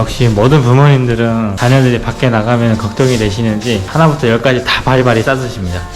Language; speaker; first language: Korean; native; Korean